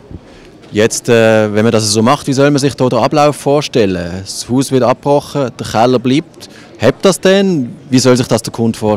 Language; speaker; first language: German; native; German